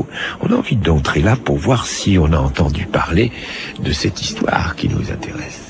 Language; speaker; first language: French; native; French